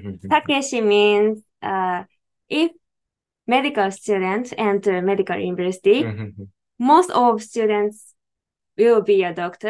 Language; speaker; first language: English; non-native, learner; Japanese